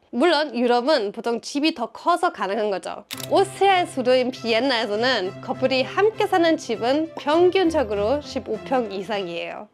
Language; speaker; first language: Korean; non-native, fluent; German